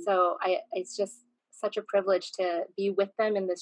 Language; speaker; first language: English; native; English